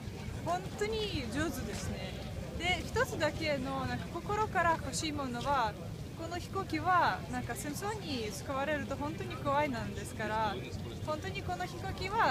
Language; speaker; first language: Japanese; non-native, fluent; Russian